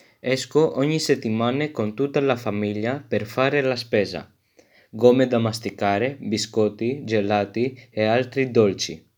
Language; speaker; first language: Italian; non-native, learner; French